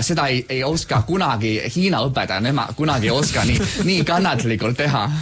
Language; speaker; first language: Estonian; non-native, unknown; Chinese